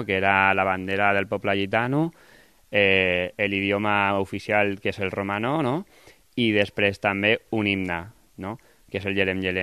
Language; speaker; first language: Catalan; non-native, local second language; Spanish